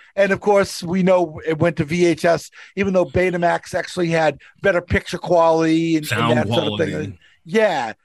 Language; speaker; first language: English; native; English